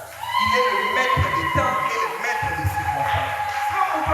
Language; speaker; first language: French; non-native, local second language; Lingala